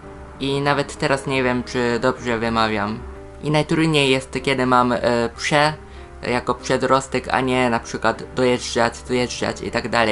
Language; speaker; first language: Polish; non-native, fluent; Japanese